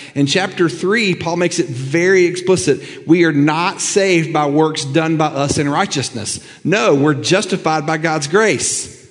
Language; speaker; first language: English; native; English